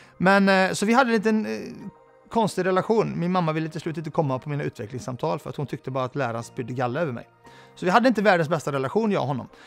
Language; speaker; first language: Swedish; early bilingual, other home language; Arabic